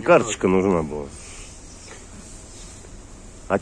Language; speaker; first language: Russian; native; Russian